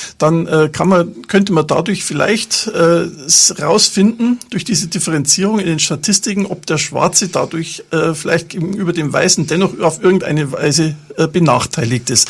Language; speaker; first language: German; native; German